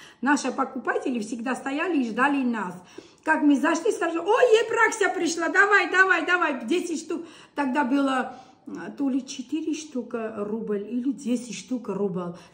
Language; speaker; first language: Russian; non-native, local second language; Armenian